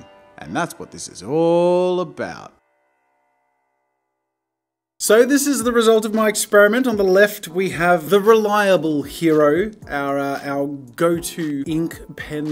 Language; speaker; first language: English; native; English